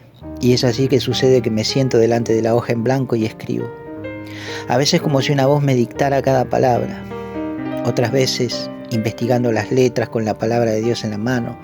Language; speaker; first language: Spanish; native; Spanish